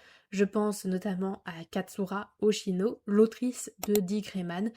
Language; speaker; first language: French; native; French